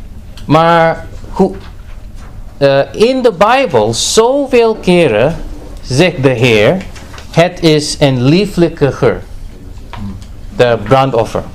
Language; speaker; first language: Dutch; non-native, fluent; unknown